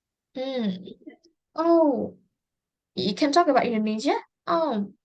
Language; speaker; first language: English; non-native, fluent; Indonesian